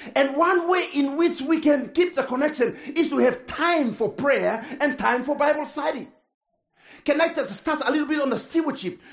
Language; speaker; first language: English; non-native, fluent; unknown